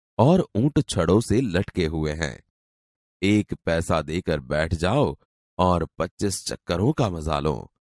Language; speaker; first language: Hindi; non-native, local second language; Gujarati